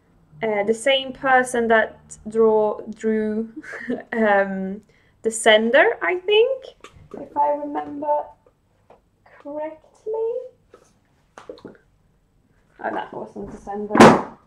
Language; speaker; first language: English; non-native, fluent; Swedish